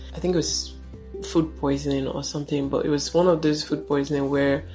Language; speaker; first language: English; non-native, local second language; Yoruba